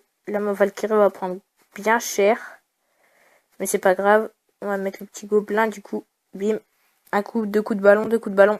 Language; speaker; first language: French; native; French